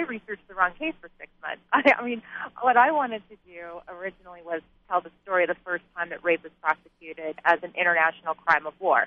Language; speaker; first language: English; native; English